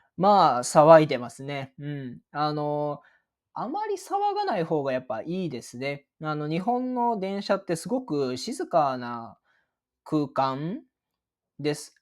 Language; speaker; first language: Japanese; native; Japanese